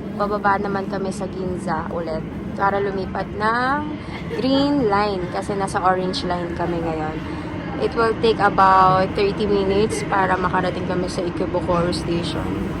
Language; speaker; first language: Filipino; native; Filipino